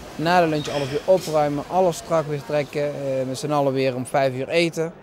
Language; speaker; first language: Dutch; non-native, fluent; Spanish